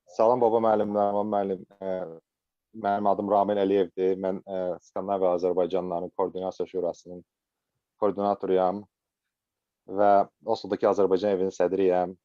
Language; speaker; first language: Azerbaijani; native; Azerbaijani